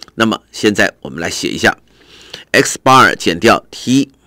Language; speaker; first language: Chinese; native; Chinese